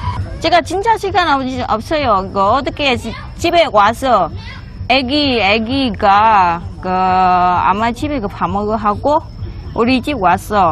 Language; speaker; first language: Korean; non-native, learner; Vietnamese